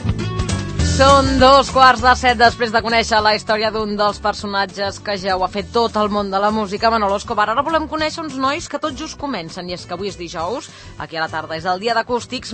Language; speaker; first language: Catalan; native; Catalan